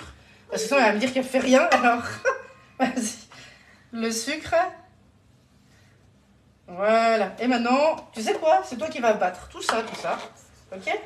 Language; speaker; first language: French; native; French